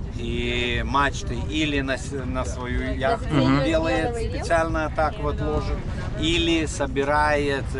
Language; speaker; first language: Russian; non-native, local second language; Lithuanian